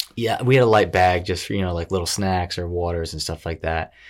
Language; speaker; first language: English; native; English